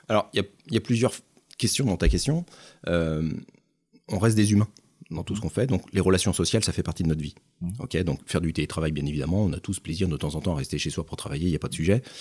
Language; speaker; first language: French; native; French